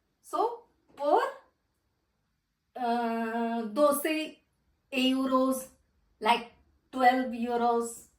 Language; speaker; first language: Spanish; non-native, fluent; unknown